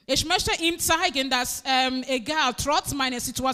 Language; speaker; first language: German; non-native, fluent; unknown